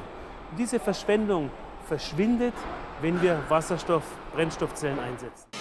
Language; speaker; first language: German; native; German